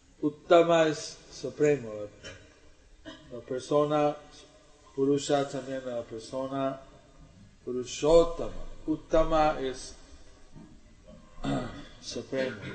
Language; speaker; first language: Spanish; non-native, learner; English